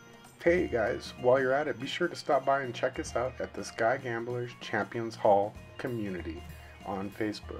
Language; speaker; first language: English; native; English